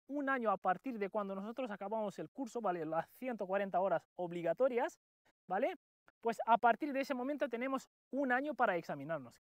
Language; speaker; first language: Spanish; non-native, fluent; Romanian